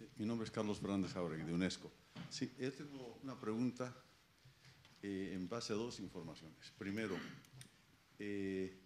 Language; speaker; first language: Spanish; native; Spanish